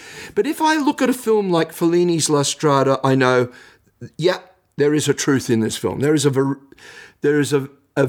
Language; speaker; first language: English; native; English